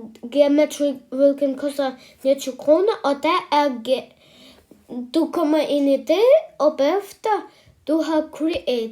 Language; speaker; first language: Danish; early bilingual, other home language; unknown